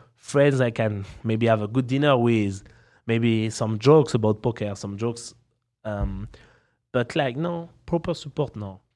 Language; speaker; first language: English; non-native, fluent; French